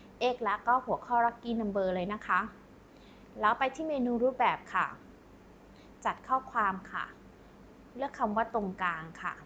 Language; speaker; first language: Thai; native; Thai